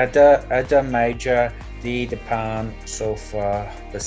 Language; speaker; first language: Indonesian; non-native, learner; English